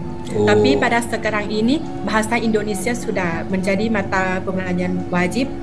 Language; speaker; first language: Indonesian; non-native, fluent; Thai